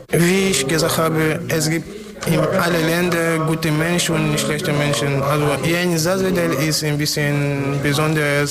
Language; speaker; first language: German; non-native, fluent; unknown